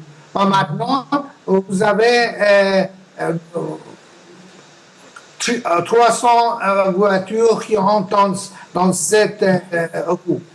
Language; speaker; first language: French; non-native, learner; Persian